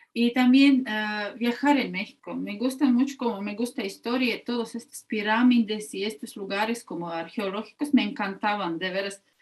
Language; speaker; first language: Spanish; non-native, fluent; Latvian